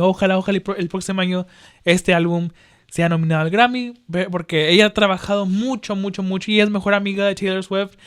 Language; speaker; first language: Spanish; early bilingual, heritage; Spanish